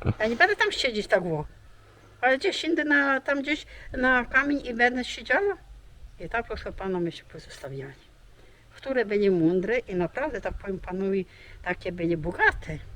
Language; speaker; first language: Polish; early bilingual, heritage; Polish